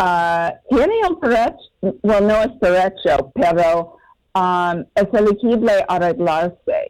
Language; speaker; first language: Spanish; non-native, fluent; English